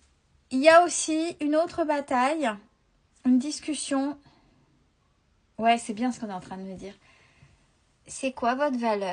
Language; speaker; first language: French; native; French